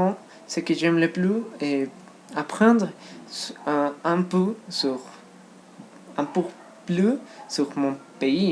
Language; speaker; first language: French; non-native, learner; Spanish